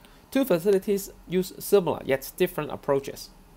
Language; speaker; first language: English; non-native, local second language; Cantonese